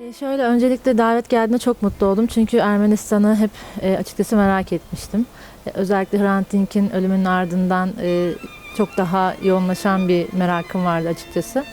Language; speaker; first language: Turkish; native; Turkish